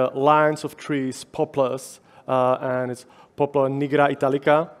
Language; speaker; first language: English; non-native, fluent; Czech